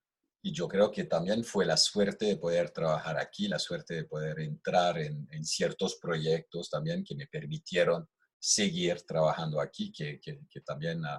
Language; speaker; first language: Spanish; non-native, fluent; French